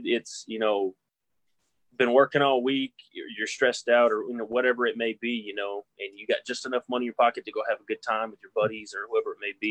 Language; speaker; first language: English; native; English